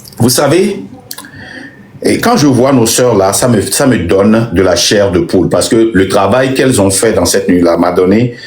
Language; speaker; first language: French; non-native, local second language; Ewe